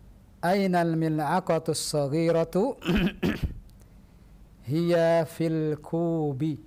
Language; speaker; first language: Arabic; non-native, fluent; Indonesian